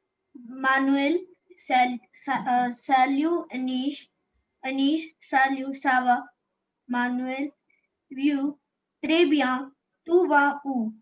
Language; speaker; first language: French; non-native, learner; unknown